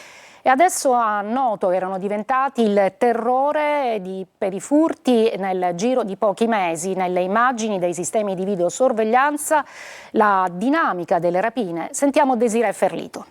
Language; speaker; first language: Italian; native; Italian